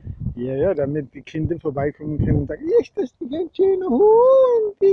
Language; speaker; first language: German; non-native, fluent; Czech